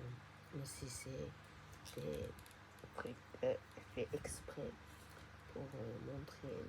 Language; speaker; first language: French; non-native, fluent; Japanese